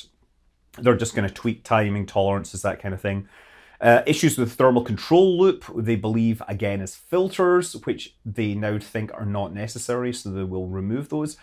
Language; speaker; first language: English; native; English